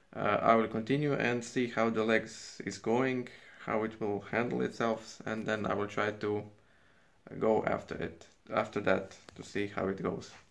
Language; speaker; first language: English; non-native, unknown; Croatian